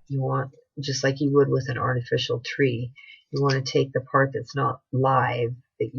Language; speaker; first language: English; native; English